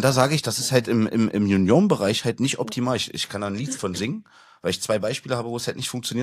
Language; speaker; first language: German; native; German